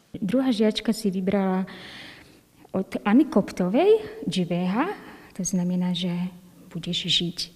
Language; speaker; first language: Slovak; non-native, local second language; Romany